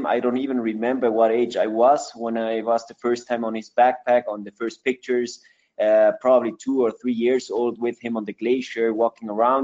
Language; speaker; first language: English; non-native, fluent; Spanish